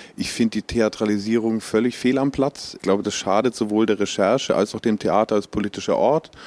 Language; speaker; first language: German; native; German